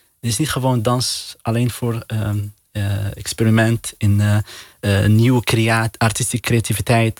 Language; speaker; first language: Dutch; non-native, learner; Arabic